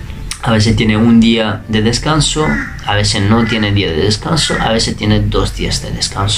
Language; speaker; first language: Spanish; non-native, fluent; Italian